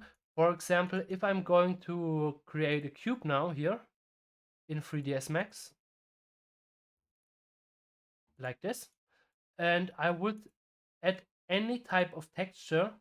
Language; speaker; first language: English; non-native, fluent; German